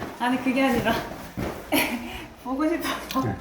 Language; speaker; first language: Korean; native; Korean